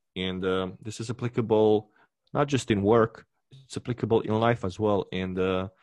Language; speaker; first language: English; non-native, fluent; Romanian